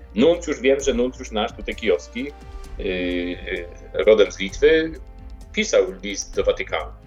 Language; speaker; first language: Polish; native; Polish